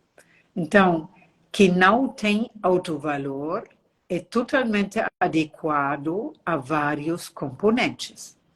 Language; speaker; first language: Portuguese; non-native, fluent; German